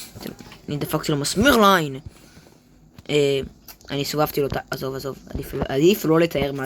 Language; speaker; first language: Hebrew; native; Hebrew